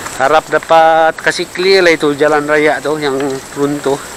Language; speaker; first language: Malay; native; Malay